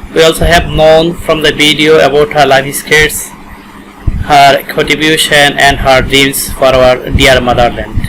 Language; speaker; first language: English; non-native, local second language; Bangla